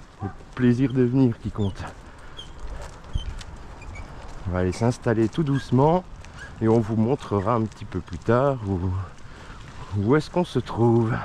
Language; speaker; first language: French; native; French